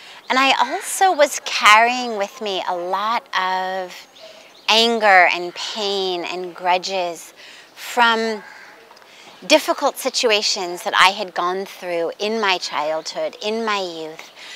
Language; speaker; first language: English; native; English